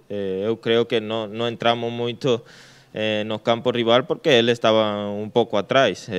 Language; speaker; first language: Portuguese; non-native, learner; Spanish